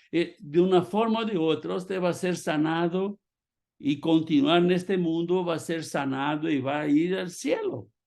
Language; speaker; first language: Spanish; non-native, fluent; Portuguese